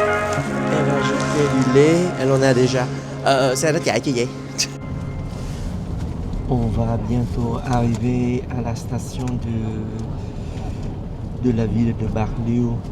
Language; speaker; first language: French; non-native, fluent; Vietnamese